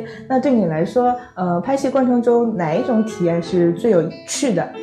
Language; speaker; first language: Chinese; native; Chinese